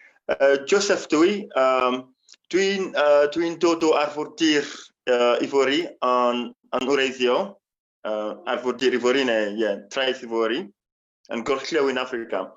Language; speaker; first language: Welsh; non-native, fluent; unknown